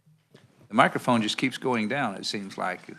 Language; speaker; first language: English; native; English